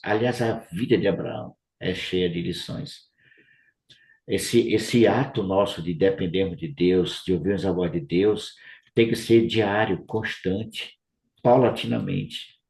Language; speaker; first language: Portuguese; native; Portuguese